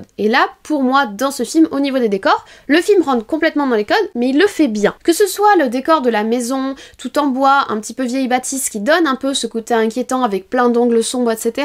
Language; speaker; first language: French; native; French